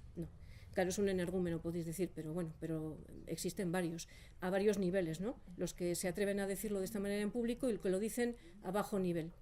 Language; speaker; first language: Spanish; native; Spanish